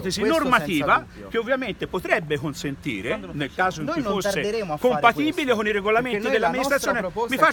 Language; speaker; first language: Italian; native; Italian